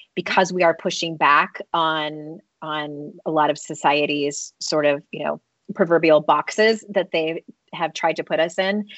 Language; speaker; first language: English; native; English